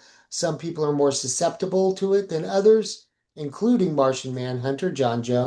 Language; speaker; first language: English; native; English